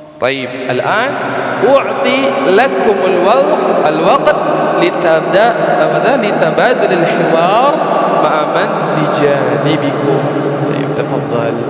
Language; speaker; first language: Arabic; non-native, fluent; Indonesian